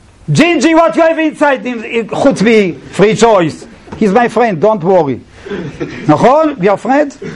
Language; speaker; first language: English; non-native, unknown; Hebrew